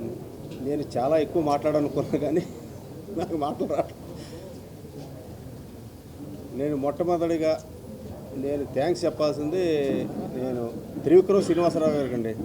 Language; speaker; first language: Telugu; native; Telugu